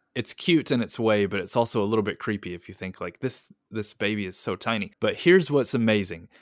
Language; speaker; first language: English; native; English